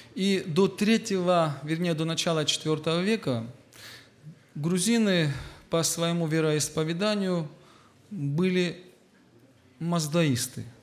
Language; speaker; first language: Russian; native; Russian